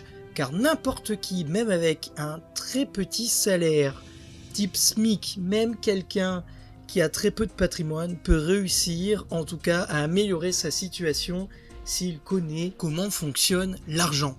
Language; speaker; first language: French; native; French